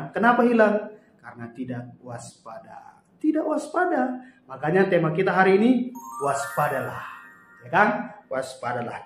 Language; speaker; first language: Indonesian; native; Indonesian